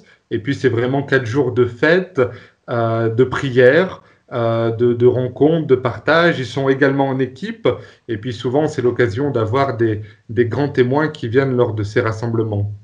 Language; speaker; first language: French; native; French